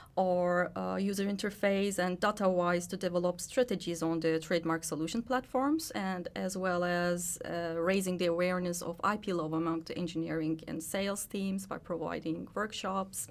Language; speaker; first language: English; non-native, fluent; Turkish